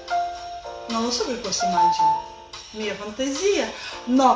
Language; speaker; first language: Italian; non-native, learner; Russian